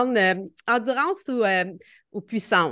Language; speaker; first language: French; native; French